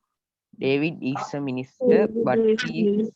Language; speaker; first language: English; non-native, learner; Sinhala